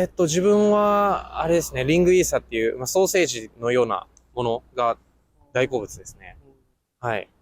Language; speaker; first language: Japanese; native; Japanese